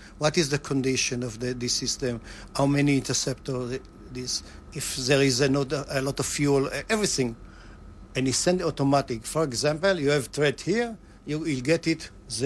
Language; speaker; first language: English; non-native, fluent; Hebrew